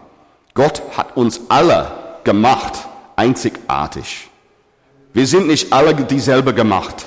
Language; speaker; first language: German; non-native, fluent; English